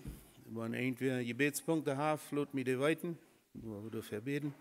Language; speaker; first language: German; non-native, learner; Low German